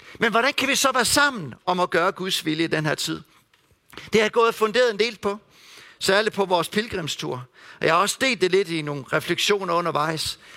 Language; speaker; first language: Danish; native; Danish